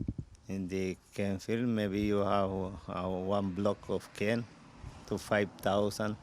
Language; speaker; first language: English; non-native, local second language; Spanish